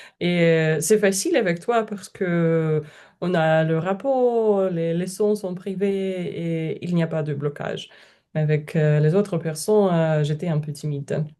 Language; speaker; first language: French; non-native, learner; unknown